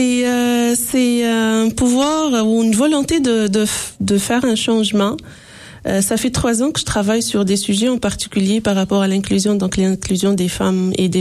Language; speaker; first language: French; non-native, local second language; Arabic